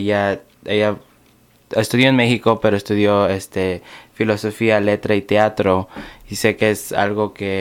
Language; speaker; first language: Spanish; early bilingual, other home language; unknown